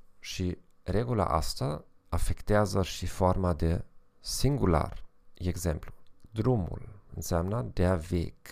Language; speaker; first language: Romanian; non-native, fluent; German